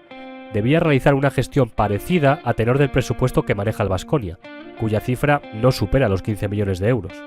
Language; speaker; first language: Spanish; native; Spanish